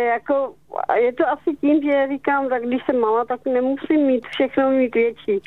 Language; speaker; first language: Czech; native; Czech